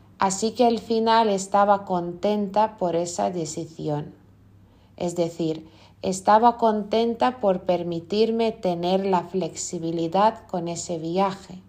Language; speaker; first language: Spanish; non-native, fluent; Lithuanian